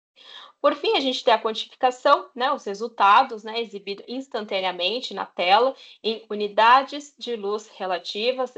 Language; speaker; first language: Portuguese; native; Portuguese